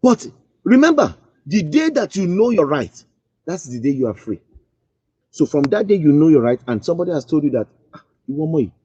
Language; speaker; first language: English; non-native, local second language; Yoruba